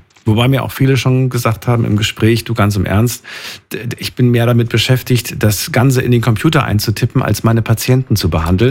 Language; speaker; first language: German; native; German